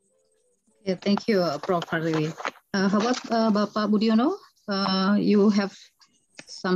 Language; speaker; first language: English; non-native, fluent; Indonesian